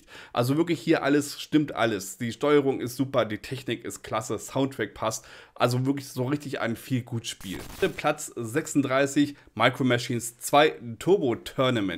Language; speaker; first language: German; native; German